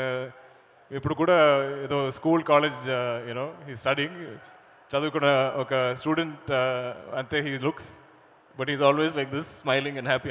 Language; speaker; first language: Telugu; non-native, learner; Malayalam